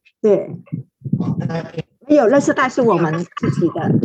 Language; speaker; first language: Chinese; non-native, fluent; Vietnamese